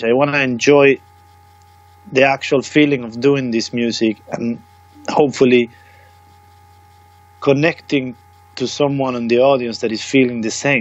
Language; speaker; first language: English; non-native, fluent; Swedish